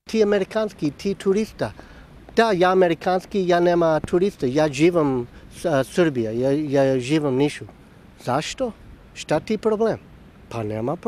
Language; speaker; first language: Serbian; non-native, learner; English